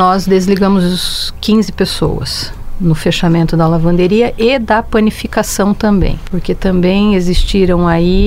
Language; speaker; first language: Portuguese; native; Portuguese